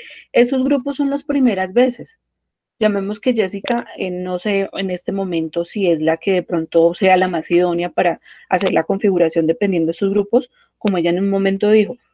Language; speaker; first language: Spanish; native; Spanish